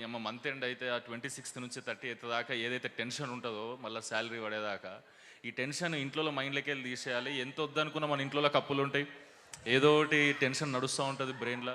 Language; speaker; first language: Telugu; native; Telugu